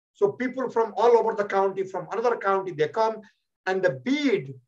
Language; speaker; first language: English; non-native, local second language; Nepali